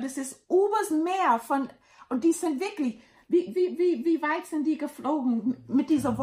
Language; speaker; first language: German; non-native, learner; English